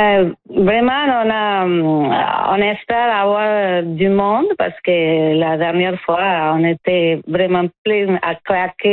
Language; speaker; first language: French; non-native, fluent; Spanish